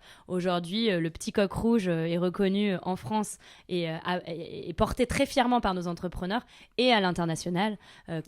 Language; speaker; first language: French; native; French